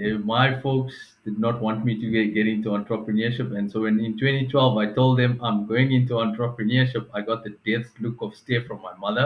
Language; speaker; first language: English; native; English